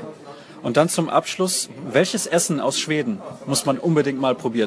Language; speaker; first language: German; native; German